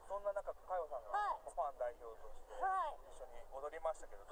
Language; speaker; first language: Japanese; native; Japanese